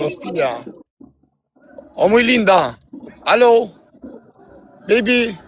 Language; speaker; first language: Spanish; non-native, learner; Albanian